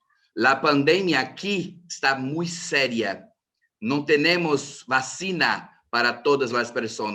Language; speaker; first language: Spanish; non-native, fluent; Portuguese